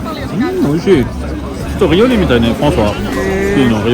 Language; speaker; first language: Japanese; non-native, fluent; French